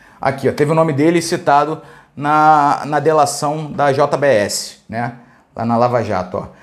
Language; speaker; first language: Portuguese; native; Portuguese